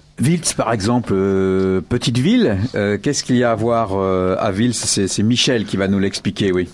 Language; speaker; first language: French; native; French